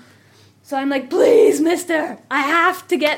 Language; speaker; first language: English; native; English